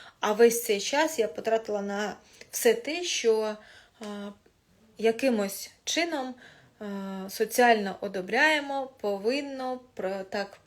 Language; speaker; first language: Ukrainian; non-native, local second language; Russian